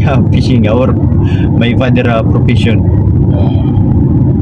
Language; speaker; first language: English; non-native, learner; Filipino